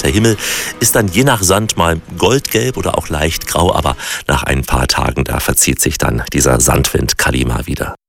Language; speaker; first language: German; native; German